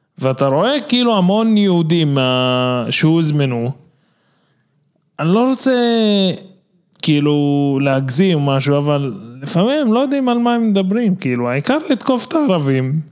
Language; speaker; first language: Hebrew; non-native, local second language; Arabic